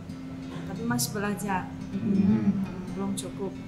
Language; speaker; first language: Indonesian; non-native, learner; Chinese